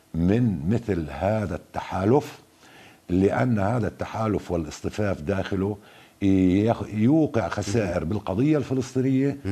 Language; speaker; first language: Arabic; native; Arabic